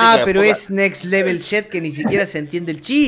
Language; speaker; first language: Spanish; native; Spanish